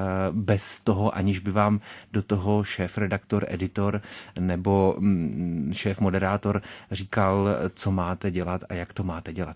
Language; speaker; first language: Czech; native; Czech